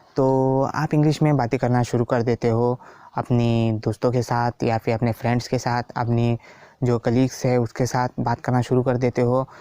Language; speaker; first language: Hindi; non-native, local second language; Konkani